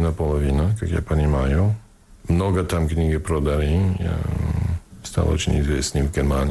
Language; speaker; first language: Russian; non-native, fluent; English